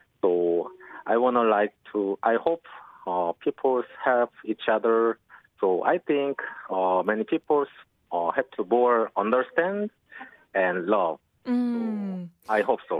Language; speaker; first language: English; non-native, learner; Korean